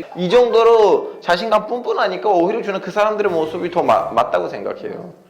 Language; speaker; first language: Korean; non-native, fluent; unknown